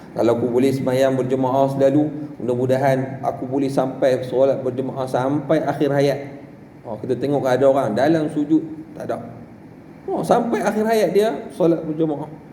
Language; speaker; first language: Malay; native; Malay